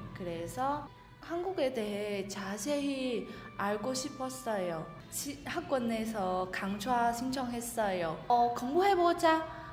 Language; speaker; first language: Korean; non-native, learner; Vietnamese